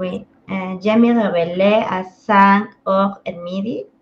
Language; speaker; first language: French; non-native, learner; Spanish